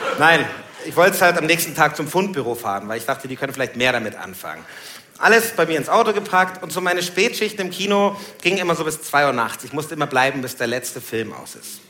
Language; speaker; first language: German; early bilingual, other home language; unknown